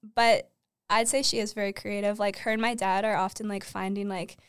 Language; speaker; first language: English; native; English